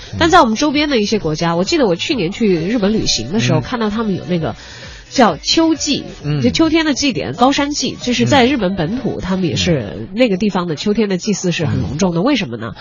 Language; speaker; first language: Chinese; native; Chinese